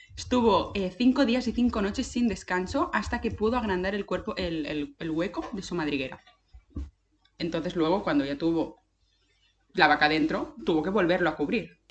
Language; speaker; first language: Spanish; native; Spanish